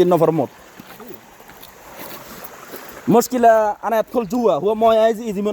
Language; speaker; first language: Arabic; non-native, learner; Bangla